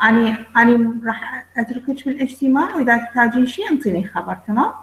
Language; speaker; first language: Arabic; native; Arabic